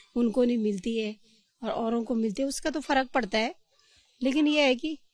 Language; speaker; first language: Hindi; native; Hindi